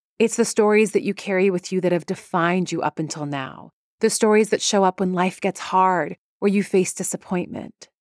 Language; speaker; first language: English; early bilingual, other home language; Persian